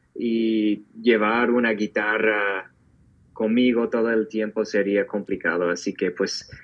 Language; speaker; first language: Spanish; non-native, fluent; English